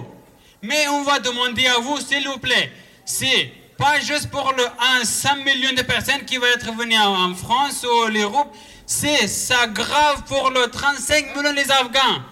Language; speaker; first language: French; non-native, learner; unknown